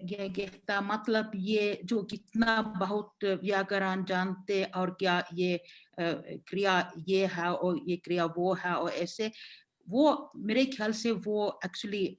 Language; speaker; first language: Hindi; non-native, fluent; Finnish